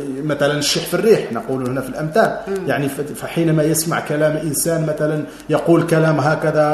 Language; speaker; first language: Arabic; native; Arabic